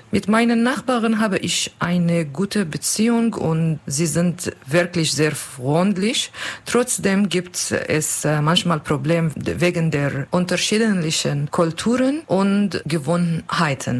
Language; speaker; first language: German; non-native, learner; English